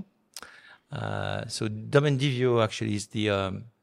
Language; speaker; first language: English; non-native, fluent; French